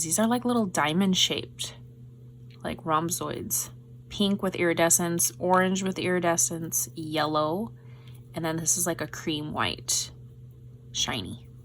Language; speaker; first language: English; native; English